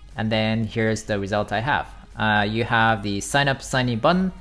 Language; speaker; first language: English; non-native, fluent; Japanese